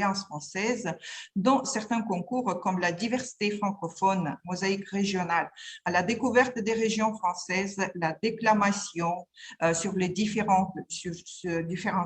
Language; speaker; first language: French; non-native, fluent; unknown